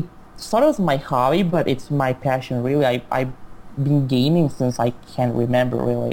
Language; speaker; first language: English; non-native, fluent; Spanish